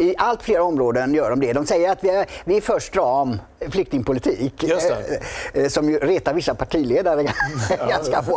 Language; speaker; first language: Swedish; native; Swedish